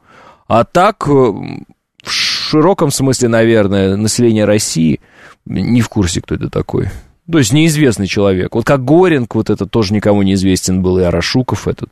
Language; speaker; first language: Russian; native; Russian